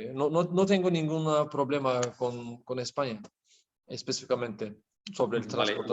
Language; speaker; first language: Spanish; non-native, learner; Turkish